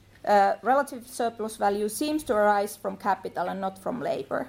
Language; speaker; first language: English; non-native, fluent; Finnish